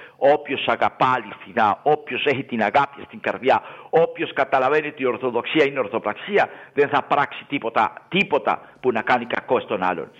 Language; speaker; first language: Greek; non-native, fluent; Spanish